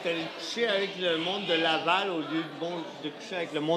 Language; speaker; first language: French; native; French